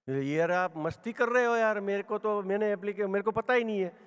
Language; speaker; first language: Hindi; non-native, local second language; Gujarati